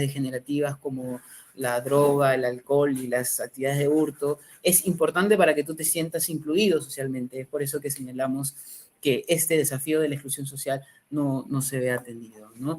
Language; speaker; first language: Spanish; native; Spanish